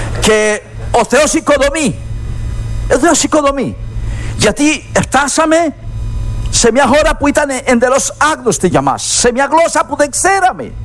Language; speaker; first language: Greek; non-native, fluent; Spanish